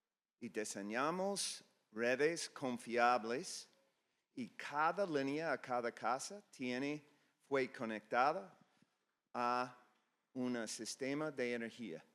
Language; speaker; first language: Spanish; non-native, fluent; English